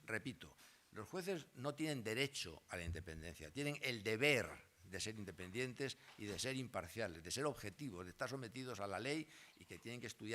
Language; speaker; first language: Spanish; native; Spanish